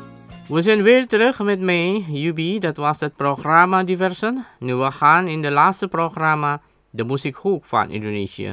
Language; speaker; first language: Dutch; non-native, learner; Indonesian